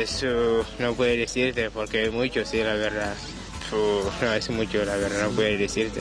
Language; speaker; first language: Spanish; non-native, learner; Wolof